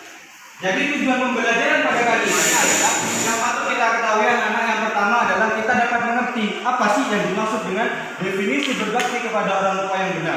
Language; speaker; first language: Indonesian; native; Indonesian